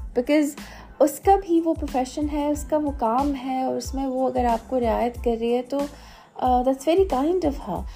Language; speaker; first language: Hindi; native; Hindi